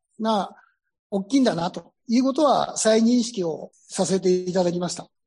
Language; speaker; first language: Japanese; native; Japanese